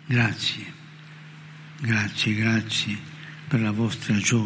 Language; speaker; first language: Italian; early bilingual, heritage; Spanish